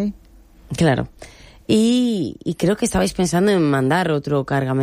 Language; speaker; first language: Spanish; native; Spanish